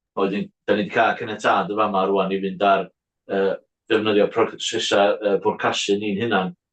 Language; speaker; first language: Welsh; native; Welsh